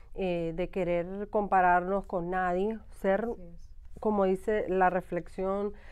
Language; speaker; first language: Spanish; early bilingual, heritage; Spanish